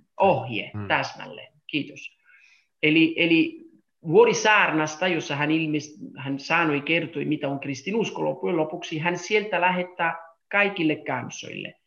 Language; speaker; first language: Finnish; non-native, fluent; Italian